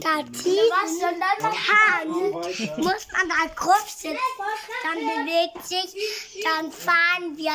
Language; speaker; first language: German; non-native, learner; Cebuano